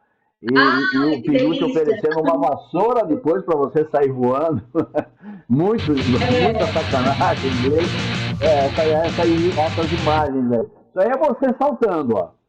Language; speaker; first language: Portuguese; native; Portuguese